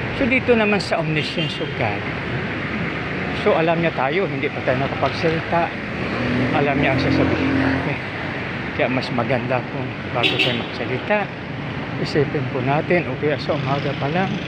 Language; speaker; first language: Filipino; native; Filipino